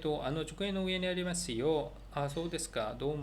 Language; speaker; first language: Japanese; non-native, learner; Korean